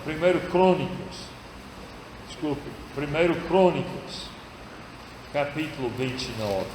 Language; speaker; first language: Portuguese; non-native, fluent; English